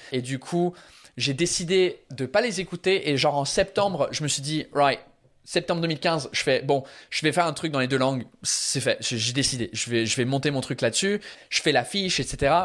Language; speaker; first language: French; early bilingual, other home language; English